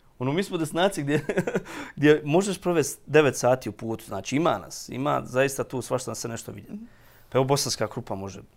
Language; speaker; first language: Croatian; native; Croatian